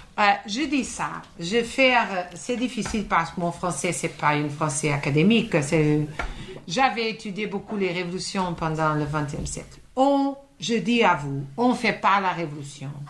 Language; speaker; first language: French; non-native, fluent; Portuguese